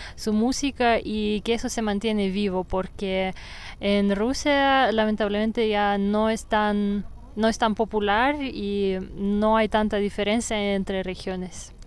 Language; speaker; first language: Spanish; non-native, fluent; Russian